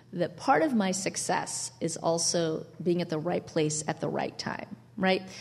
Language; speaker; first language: English; early bilingual, other home language; Italian